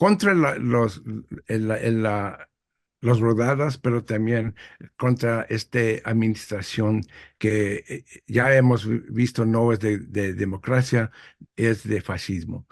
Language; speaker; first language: Spanish; early bilingual, heritage; English